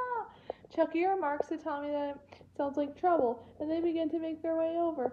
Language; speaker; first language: English; native; English